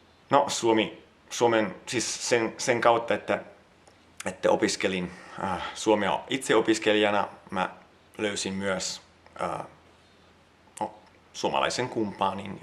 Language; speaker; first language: Finnish; non-native, fluent; Italian